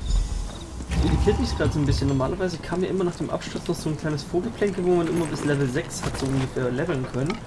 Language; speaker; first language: German; native; German